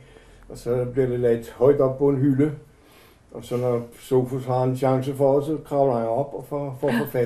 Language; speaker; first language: Danish; native; Danish